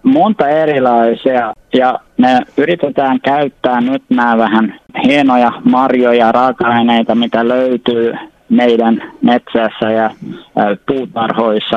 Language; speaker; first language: Finnish; non-native, local second language; Swedish